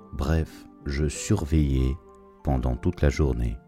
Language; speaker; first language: French; non-native, fluent; Russian